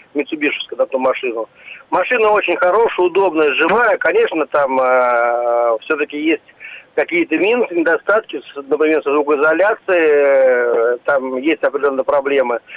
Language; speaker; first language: Russian; native; Russian